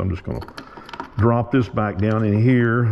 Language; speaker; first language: English; native; English